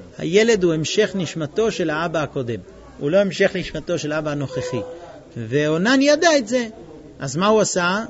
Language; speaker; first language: Hebrew; non-native, fluent; English